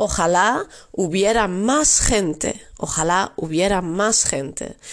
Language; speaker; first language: Spanish; non-native, fluent; Dutch